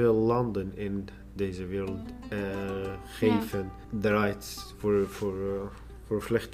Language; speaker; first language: Dutch; non-native, learner; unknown